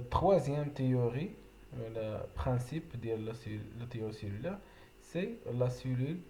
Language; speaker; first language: French; non-native, local second language; Arabic